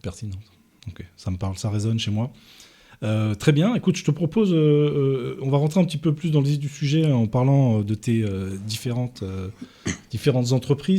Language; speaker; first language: French; native; French